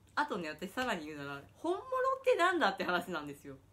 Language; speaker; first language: Japanese; native; Japanese